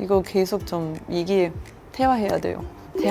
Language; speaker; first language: Korean; non-native, learner; German